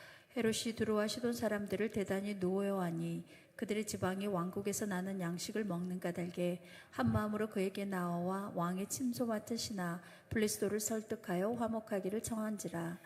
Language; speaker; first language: Korean; native; Korean